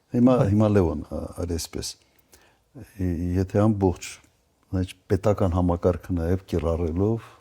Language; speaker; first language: Armenian; native; Armenian